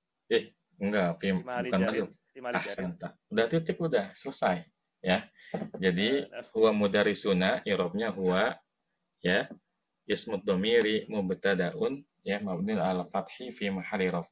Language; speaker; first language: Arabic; non-native, fluent; Indonesian